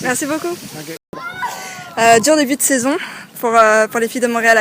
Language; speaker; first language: French; native; French